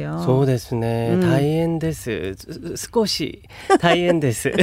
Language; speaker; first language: Japanese; non-native, learner; Korean